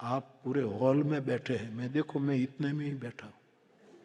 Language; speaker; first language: Hindi; non-native, local second language; Gujarati